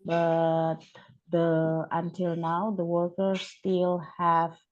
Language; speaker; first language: English; non-native, learner; Indonesian